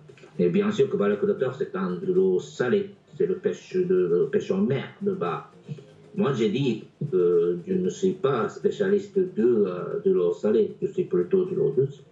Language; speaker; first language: French; non-native, fluent; Japanese